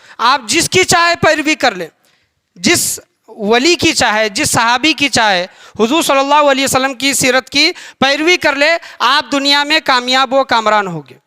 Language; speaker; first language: Urdu; native; Urdu